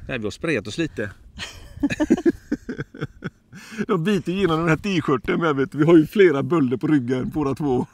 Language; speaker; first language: Swedish; native; Swedish